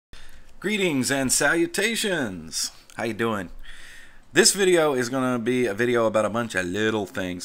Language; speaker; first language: English; native; English